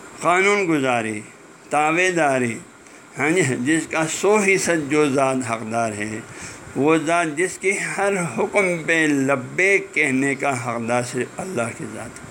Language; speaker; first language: Urdu; non-native, local second language; Balti